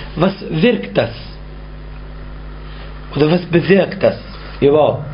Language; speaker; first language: German; non-native, fluent; Arabic